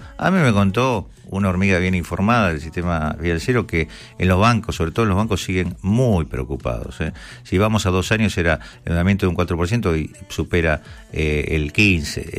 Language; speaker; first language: Spanish; native; Spanish